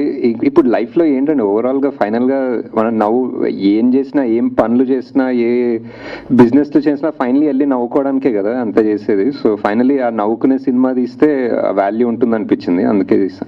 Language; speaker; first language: Telugu; native; Telugu